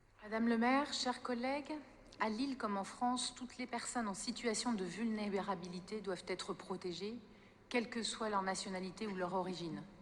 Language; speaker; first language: French; native; French